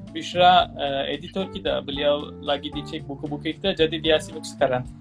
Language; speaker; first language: Indonesian; non-native, fluent; Turkish